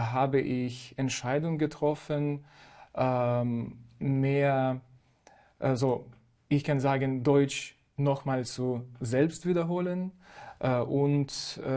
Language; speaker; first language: German; non-native, fluent; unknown